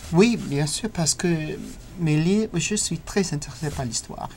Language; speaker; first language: French; non-native, fluent; English